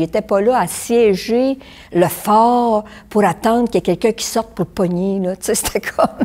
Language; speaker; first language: French; native; French